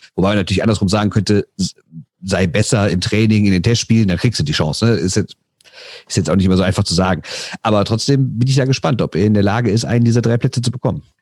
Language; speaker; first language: German; native; German